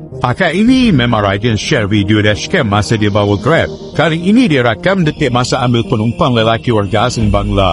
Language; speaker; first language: Malay; native; Malay